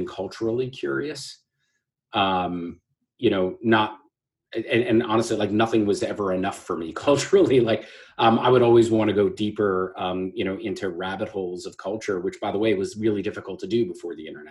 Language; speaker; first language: English; native; English